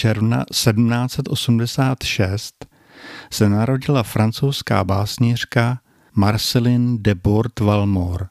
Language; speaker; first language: Czech; native; Czech